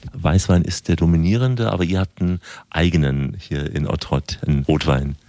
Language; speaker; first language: German; native; German